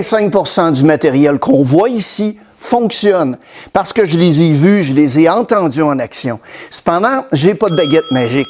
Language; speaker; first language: French; native; French